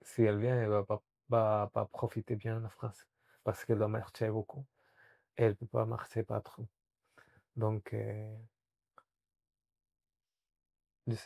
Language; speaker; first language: French; non-native, fluent; Spanish